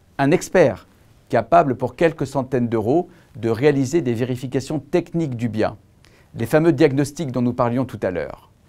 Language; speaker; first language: French; native; French